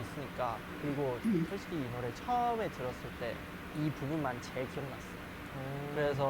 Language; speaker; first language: Korean; non-native, learner; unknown